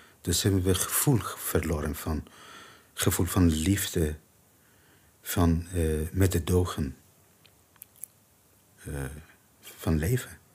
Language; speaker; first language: Dutch; non-native, learner; Persian